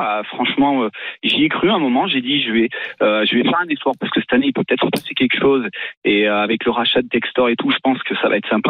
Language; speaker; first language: French; native; French